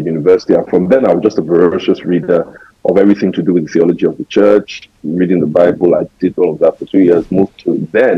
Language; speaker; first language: English; non-native, local second language; Yoruba